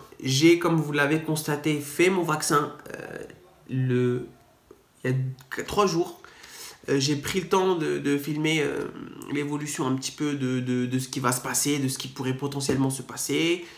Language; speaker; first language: French; native; French